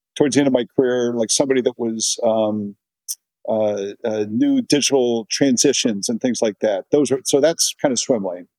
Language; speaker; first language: English; native; English